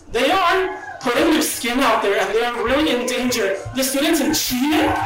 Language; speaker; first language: English; early bilingual, other home language; Spanish